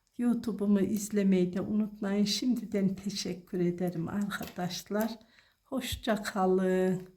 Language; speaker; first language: Turkish; native; Turkish